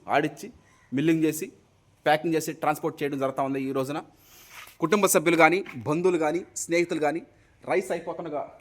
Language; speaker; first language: Telugu; native; Telugu